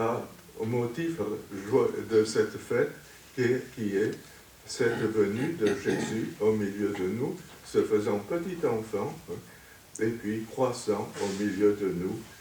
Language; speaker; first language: French; native; French